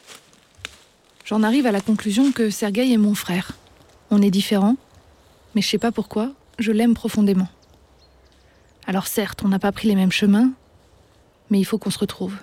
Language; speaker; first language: French; native; French